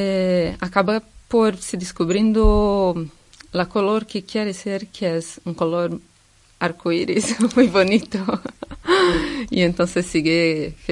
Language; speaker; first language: Spanish; non-native, fluent; Portuguese